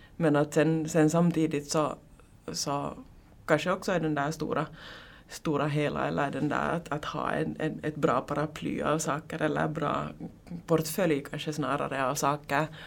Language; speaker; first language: Swedish; native; Swedish